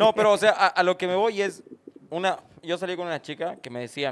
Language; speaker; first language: Spanish; native; Spanish